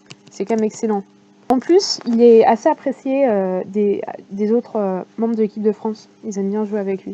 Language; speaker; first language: French; native; French